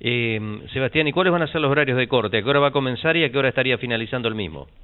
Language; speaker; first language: Spanish; native; Spanish